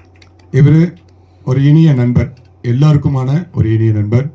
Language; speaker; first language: Tamil; native; Tamil